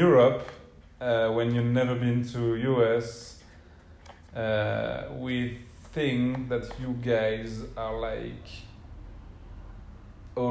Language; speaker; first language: English; non-native, fluent; French